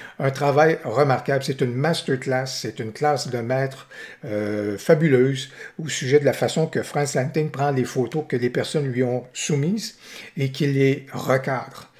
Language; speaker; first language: French; native; French